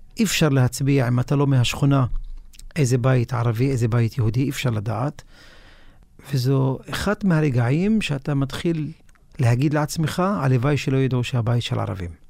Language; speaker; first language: Hebrew; non-native, local second language; Arabic